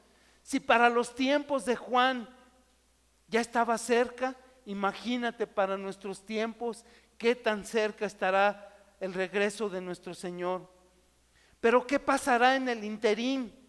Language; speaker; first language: Spanish; native; Spanish